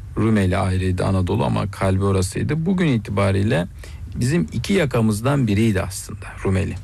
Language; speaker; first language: Turkish; native; Turkish